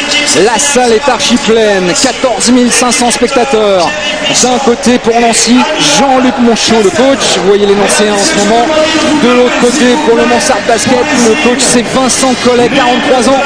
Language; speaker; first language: French; native; French